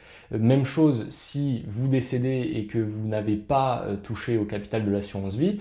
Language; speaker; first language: French; native; French